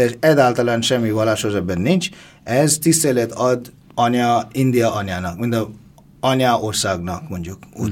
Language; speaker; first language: Hungarian; non-native, fluent; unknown